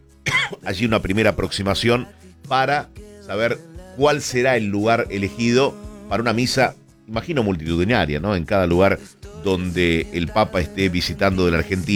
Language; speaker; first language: Spanish; native; Spanish